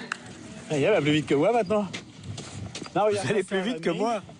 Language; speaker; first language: French; native; French